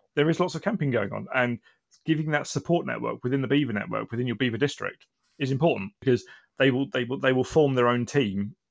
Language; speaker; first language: English; native; English